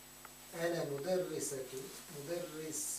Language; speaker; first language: Arabic; non-native, learner; English